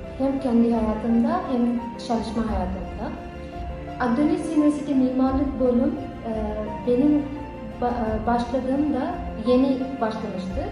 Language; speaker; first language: Turkish; non-native, fluent; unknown